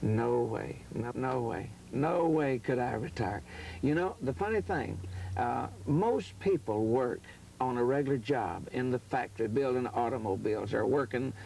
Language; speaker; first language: English; native; English